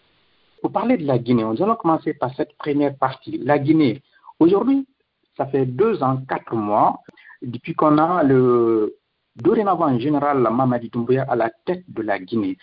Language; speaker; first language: French; non-native, local second language; Fula